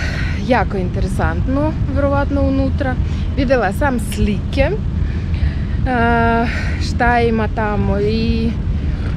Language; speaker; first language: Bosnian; non-native, learner; Ukrainian